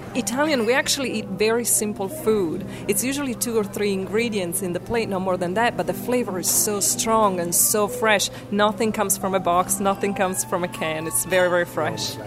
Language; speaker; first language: English; non-native, fluent; Italian